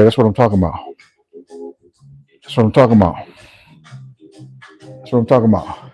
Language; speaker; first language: English; native; English